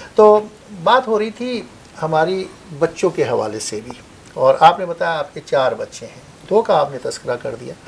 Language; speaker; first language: Urdu; native; Urdu